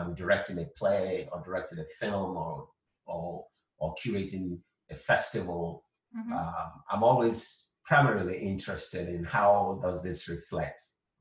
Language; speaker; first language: English; non-native, local second language; Igbo